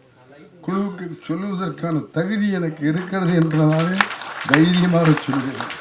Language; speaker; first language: Tamil; native; Tamil